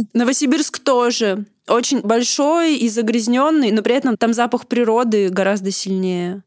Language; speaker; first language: Russian; native; Russian